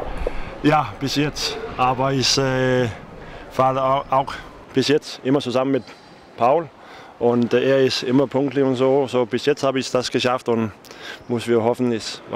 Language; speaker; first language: German; non-native, learner; Danish